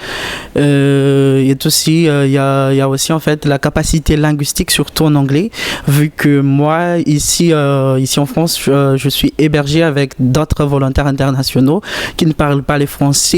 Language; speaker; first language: French; native; French